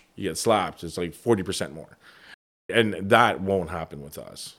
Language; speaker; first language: English; native; English